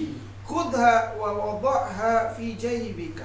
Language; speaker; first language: Arabic; non-native, learner; Malay